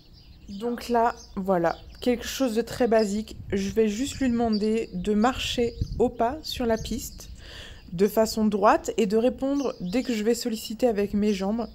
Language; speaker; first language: French; native; French